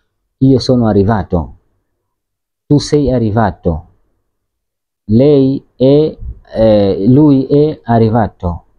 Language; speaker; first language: Italian; non-native, learner; Swahili